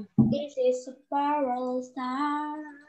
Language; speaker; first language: English; non-native, learner; Indonesian